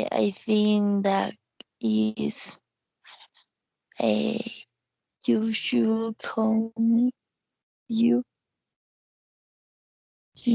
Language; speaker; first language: English; non-native, learner; Spanish